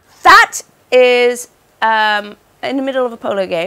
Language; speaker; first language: English; non-native, fluent; Thai